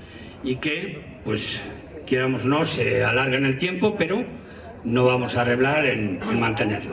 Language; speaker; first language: Spanish; native; Spanish